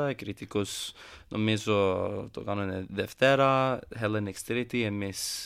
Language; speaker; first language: Greek; early bilingual, heritage; Greek